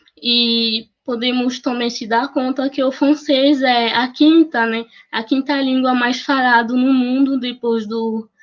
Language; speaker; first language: Portuguese; non-native, fluent; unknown